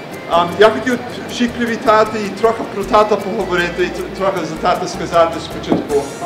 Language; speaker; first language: Ukrainian; early bilingual, heritage; Ukrainian